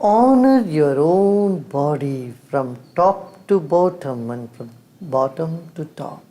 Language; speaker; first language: English; non-native, local second language; Hindi